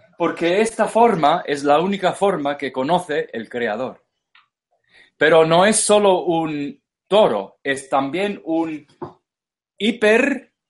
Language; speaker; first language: Spanish; non-native, fluent; English